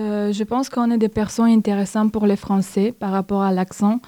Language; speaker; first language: French; non-native, fluent; Bulgarian